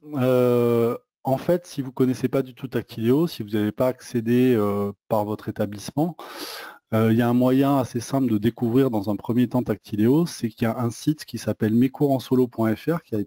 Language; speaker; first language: French; native; French